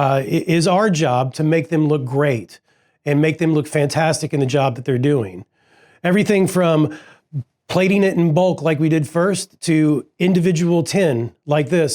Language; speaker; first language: English; native; English